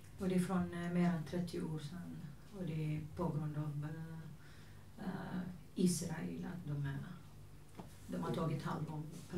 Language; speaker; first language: Swedish; non-native, fluent; Arabic